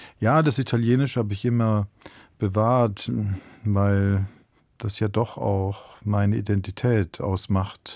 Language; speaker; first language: German; early bilingual, other home language; Italian